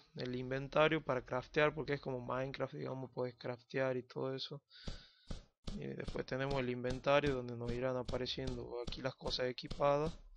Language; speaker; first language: Spanish; native; Spanish